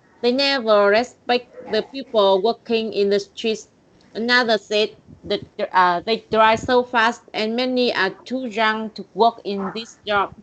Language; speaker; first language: English; non-native, learner; Vietnamese